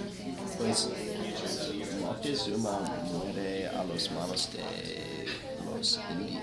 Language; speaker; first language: Spanish; non-native, fluent; English